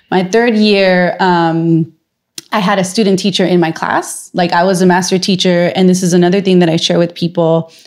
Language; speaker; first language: English; native; English